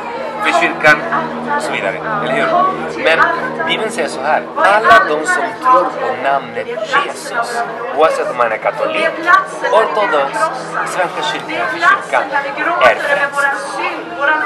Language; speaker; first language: Swedish; non-native, fluent; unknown